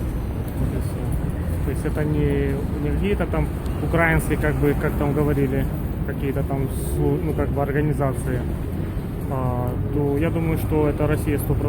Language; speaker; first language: Russian; native; Russian